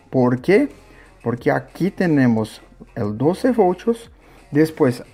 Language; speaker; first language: Spanish; non-native, learner; Portuguese